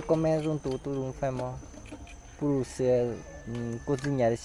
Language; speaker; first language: Portuguese; non-native, learner; Vietnamese